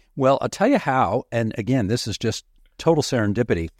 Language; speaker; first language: English; native; English